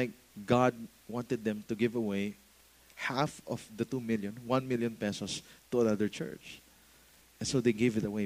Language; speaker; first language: English; non-native, local second language; Filipino